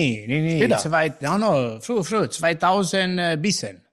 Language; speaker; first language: German; non-native, learner; Italian